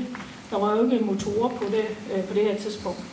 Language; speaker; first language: Danish; native; Danish